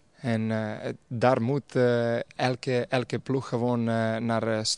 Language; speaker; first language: Dutch; non-native, fluent; Serbian